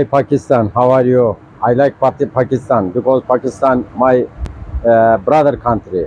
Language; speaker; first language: English; non-native, learner; Turkish